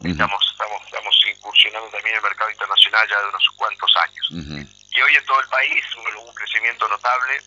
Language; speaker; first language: Spanish; native; Spanish